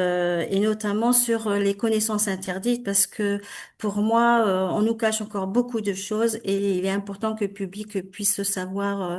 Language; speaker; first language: French; native; French